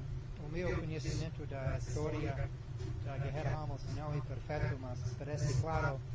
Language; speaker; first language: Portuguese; non-native, learner; English